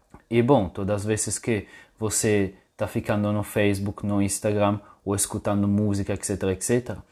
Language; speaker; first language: Portuguese; non-native, fluent; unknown